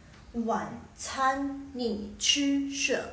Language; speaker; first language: Chinese; non-native, fluent; Indonesian